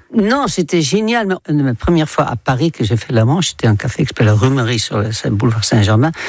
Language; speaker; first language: French; non-native, fluent; Dutch